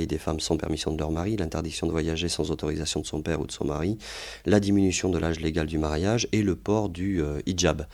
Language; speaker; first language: French; native; French